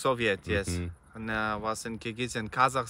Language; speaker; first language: English; non-native, learner; Russian